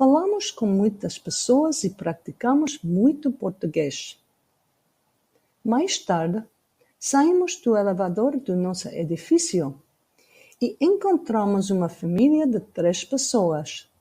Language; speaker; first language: Portuguese; non-native, learner; English